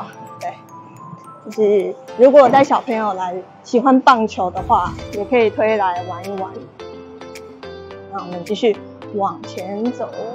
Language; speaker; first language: Chinese; native; Chinese